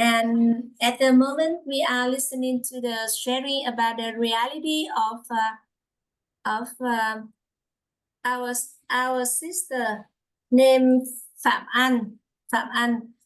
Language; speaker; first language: English; non-native, fluent; Vietnamese